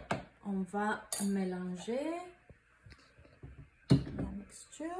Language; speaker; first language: French; non-native, learner; Spanish